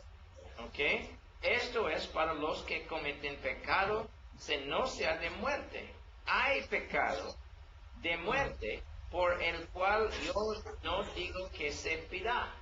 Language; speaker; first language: Spanish; non-native, learner; English